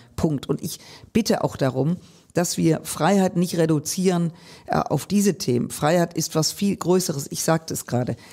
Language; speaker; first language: German; native; German